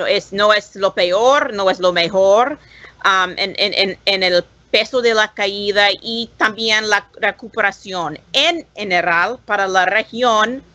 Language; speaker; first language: Spanish; non-native, learner; English